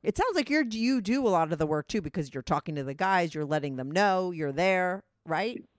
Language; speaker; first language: English; native; English